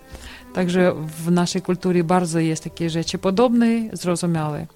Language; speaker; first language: Polish; non-native, learner; Ukrainian